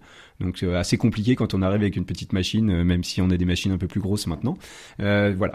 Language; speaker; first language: French; native; French